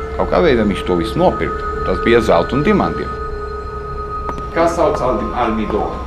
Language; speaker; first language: Latvian; early bilingual, heritage; Latvian